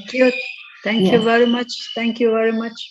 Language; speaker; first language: English; non-native, fluent; Indonesian